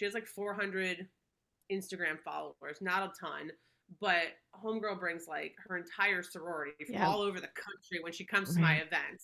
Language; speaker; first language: English; native; English